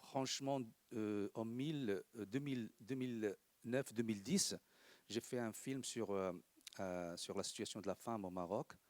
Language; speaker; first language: French; non-native, local second language; Arabic